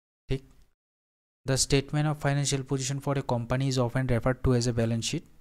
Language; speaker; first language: English; non-native, local second language; Bangla